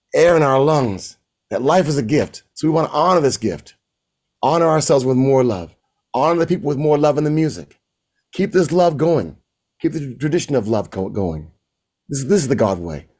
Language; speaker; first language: English; native; English